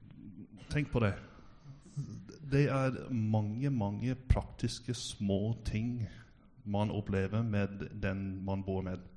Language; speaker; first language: Norwegian; non-native, fluent; English